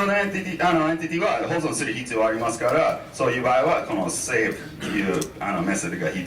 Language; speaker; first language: Japanese; non-native, fluent; English